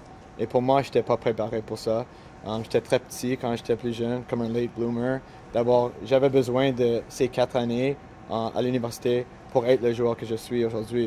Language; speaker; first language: French; non-native, local second language; English